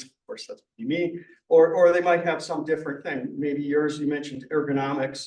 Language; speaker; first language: English; native; English